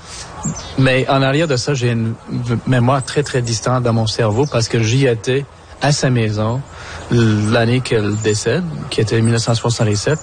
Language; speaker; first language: French; non-native, local second language; English